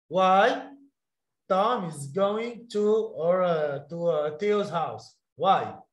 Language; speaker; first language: English; non-native, fluent; Arabic